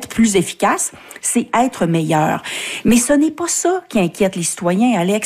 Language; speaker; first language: French; native; French